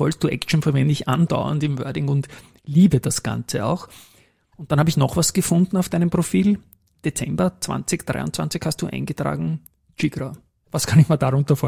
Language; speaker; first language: German; native; German